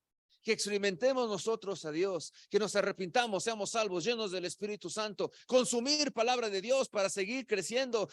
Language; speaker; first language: Spanish; native; Spanish